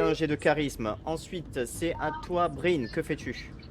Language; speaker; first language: French; native; French